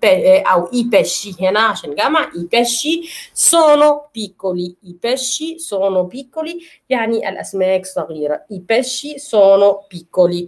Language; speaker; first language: Arabic; native; Arabic